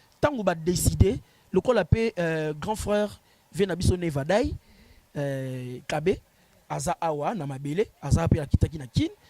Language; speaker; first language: Lingala; native; Lingala